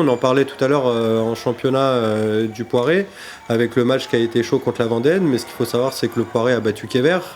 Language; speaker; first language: French; native; French